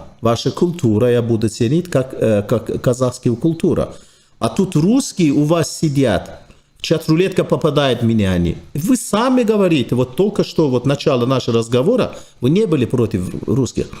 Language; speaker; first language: Russian; non-native, fluent; Turkish